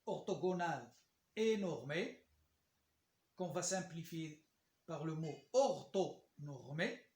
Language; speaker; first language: French; non-native, local second language; Arabic